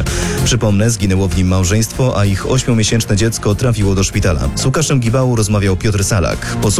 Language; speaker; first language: Polish; native; Polish